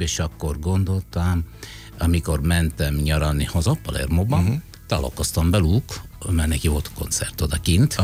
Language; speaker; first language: Hungarian; non-native, fluent; Italian